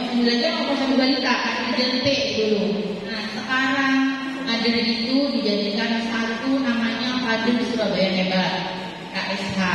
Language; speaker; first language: Indonesian; native; Indonesian